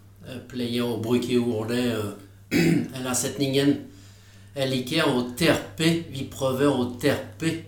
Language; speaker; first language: Norwegian; non-native, fluent; French